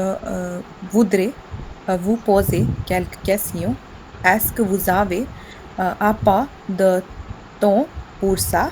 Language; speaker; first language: French; non-native, learner; Hindi